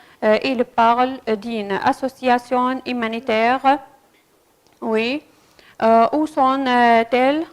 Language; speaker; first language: French; non-native, fluent; Arabic